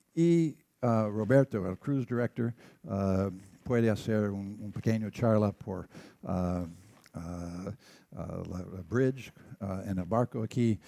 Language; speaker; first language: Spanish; non-native, learner; English